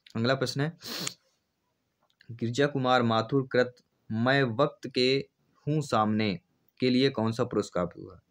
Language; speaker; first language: Hindi; native; Hindi